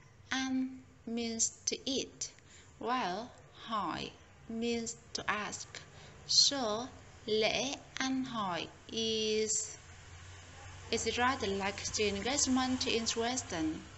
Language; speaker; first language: English; non-native, fluent; Vietnamese